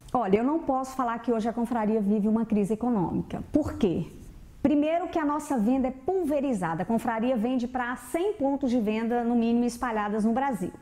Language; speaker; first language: Portuguese; native; Portuguese